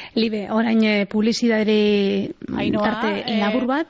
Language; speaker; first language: Basque; native; Basque